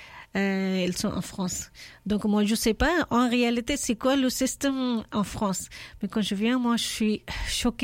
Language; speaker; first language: French; non-native, learner; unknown